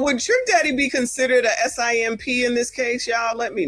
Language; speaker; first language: English; native; English